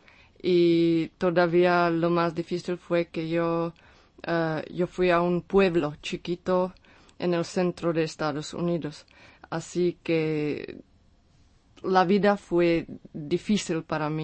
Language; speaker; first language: Spanish; non-native, fluent; Czech